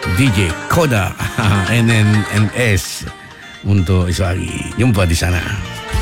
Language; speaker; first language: Malay; native; Malay